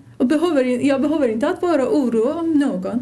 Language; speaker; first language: Swedish; non-native, learner; Persian